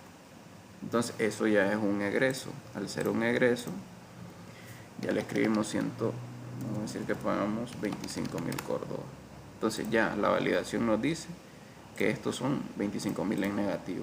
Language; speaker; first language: Spanish; native; Spanish